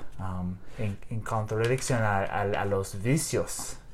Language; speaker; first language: Spanish; non-native, learner; English